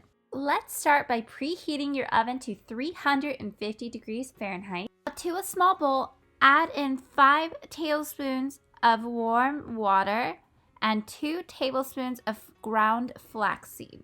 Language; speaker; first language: English; native; English